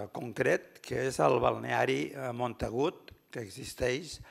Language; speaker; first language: Catalan; early bilingual, heritage; Catalan